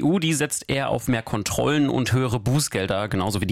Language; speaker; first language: German; native; German